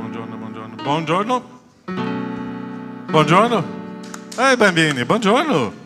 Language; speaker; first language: Italian; non-native, fluent; Portuguese